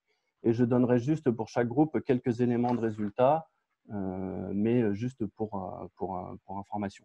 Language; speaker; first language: French; native; French